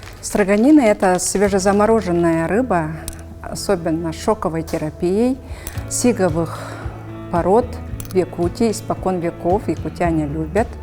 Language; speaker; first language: Russian; non-native, local second language; Yakut